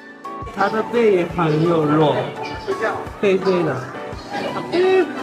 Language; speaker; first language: Chinese; non-native, learner; Japanese